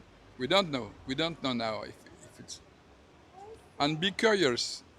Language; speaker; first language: English; non-native, learner; French